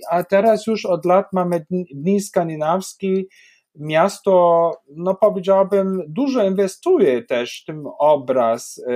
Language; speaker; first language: Polish; non-native, fluent; German